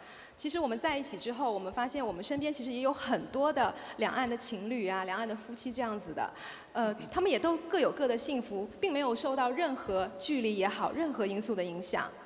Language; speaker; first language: Chinese; native; Chinese